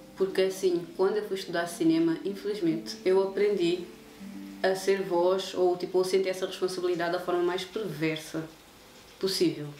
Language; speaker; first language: Portuguese; non-native, local second language; Kabuverdianu